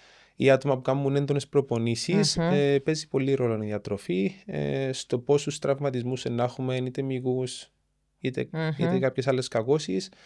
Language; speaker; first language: Greek; native; Greek